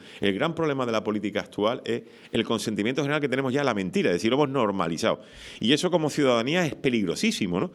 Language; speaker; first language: Spanish; native; Spanish